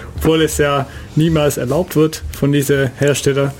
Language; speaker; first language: German; non-native, fluent; Dutch